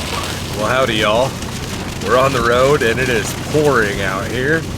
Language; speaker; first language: English; native; English